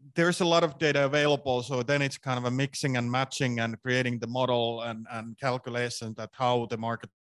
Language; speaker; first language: English; non-native, fluent; Finnish